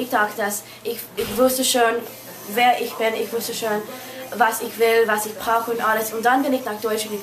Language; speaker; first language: German; non-native, learner; English